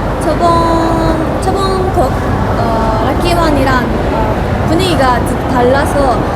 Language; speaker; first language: Korean; non-native, fluent; Japanese